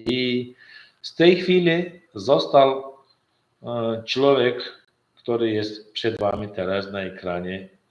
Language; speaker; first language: Polish; non-native, learner; Turkmen